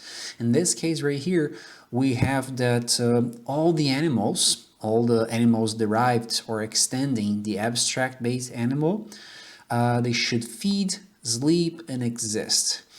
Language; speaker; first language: English; non-native, fluent; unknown